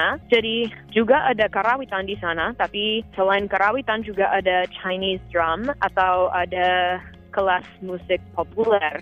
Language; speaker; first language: Indonesian; non-native, fluent; English